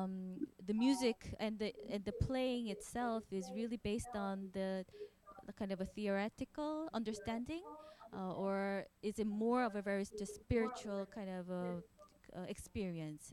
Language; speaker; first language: English; non-native, fluent; Korean